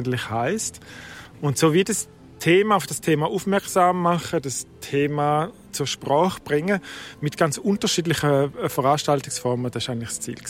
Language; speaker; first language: German; native; German